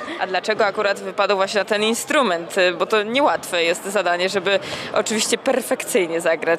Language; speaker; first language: Polish; native; Polish